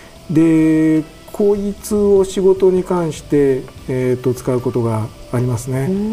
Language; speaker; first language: Japanese; native; Japanese